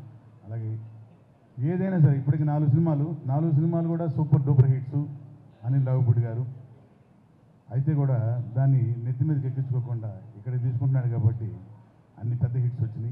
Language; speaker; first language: Telugu; native; Telugu